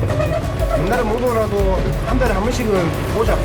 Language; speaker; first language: Korean; native; Korean